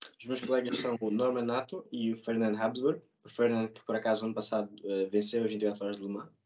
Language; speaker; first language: Portuguese; native; Portuguese